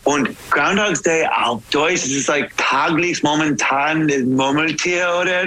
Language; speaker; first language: German; non-native, learner; English